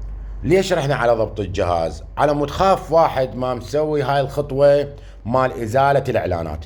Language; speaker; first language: Arabic; native; Arabic